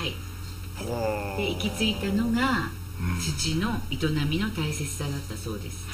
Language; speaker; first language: Japanese; native; Japanese